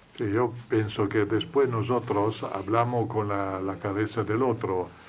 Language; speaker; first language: Spanish; non-native, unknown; Italian